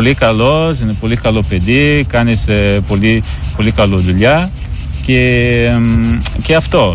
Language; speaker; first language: Greek; non-native, learner; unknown